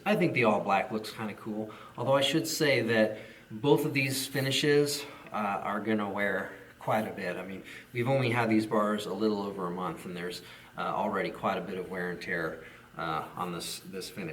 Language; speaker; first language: English; native; English